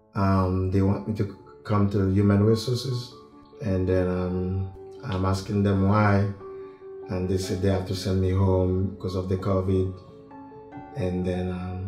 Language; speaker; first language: English; non-native, fluent; Haitian Creole